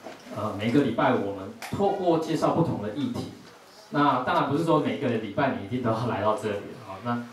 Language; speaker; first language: Chinese; native; Chinese